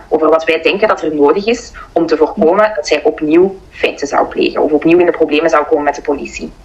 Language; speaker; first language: Dutch; native; Dutch